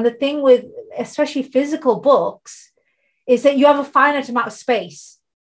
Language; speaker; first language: English; native; English